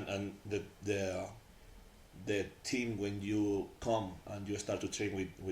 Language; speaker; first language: English; non-native, learner; Spanish